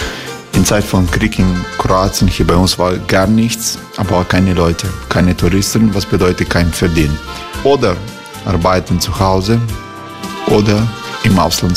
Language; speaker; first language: German; non-native, fluent; Croatian